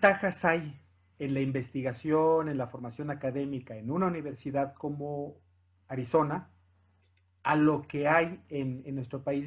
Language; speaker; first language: Spanish; native; Spanish